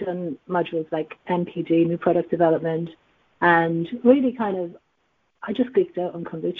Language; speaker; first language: English; native; English